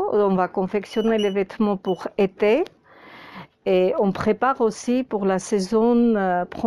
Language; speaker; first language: French; non-native, fluent; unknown